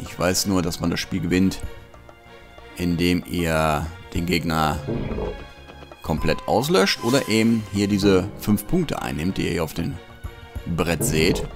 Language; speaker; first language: German; native; German